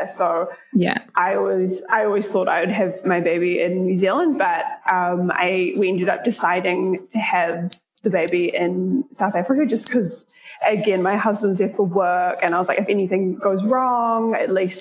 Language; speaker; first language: English; native; English